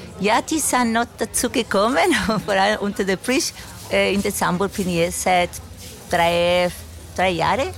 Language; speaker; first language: German; non-native, fluent; Spanish